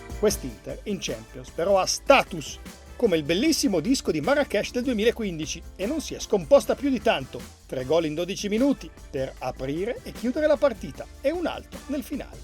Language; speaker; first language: Italian; native; Italian